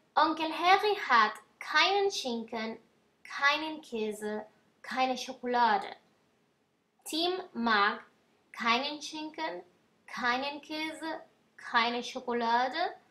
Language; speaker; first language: German; non-native, fluent; Spanish